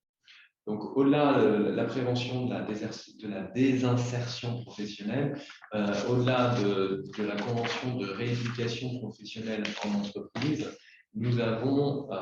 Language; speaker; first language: French; native; French